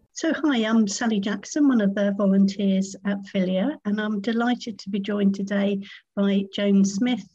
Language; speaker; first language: English; native; English